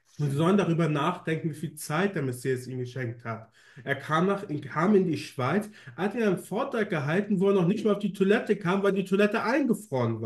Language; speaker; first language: German; native; German